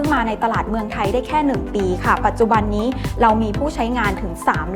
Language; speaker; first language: Thai; native; Thai